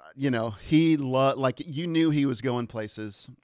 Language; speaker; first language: English; early bilingual, other home language; German